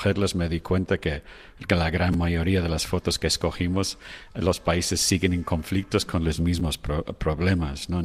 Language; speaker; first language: Spanish; non-native, fluent; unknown